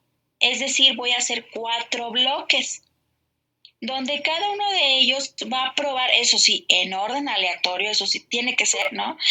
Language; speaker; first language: Spanish; native; Spanish